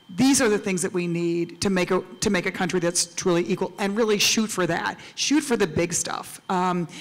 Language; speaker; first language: English; native; English